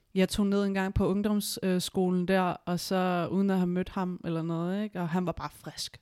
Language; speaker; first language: Danish; early bilingual, other home language; Spanish